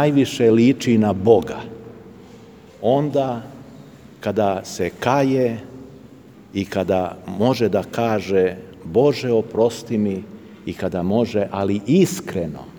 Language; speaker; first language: Serbian; native; Serbian